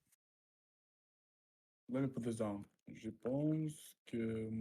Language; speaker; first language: French; non-native, learner; Russian